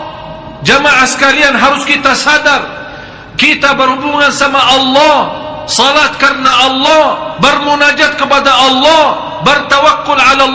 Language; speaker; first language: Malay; non-native, fluent; Arabic